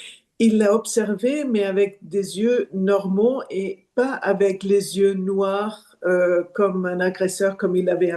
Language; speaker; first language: French; non-native, fluent; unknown